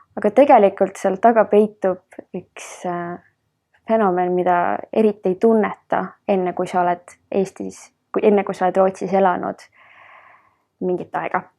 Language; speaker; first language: Estonian; early bilingual, heritage; Estonian